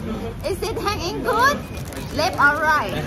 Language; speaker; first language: English; non-native, learner; Thai